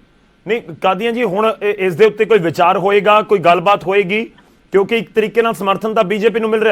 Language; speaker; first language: Punjabi; non-native, local second language; Hindi